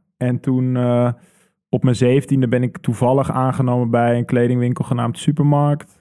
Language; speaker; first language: Dutch; native; Dutch